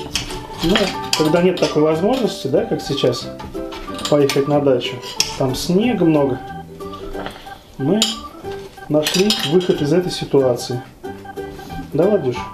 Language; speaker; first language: Russian; native; Russian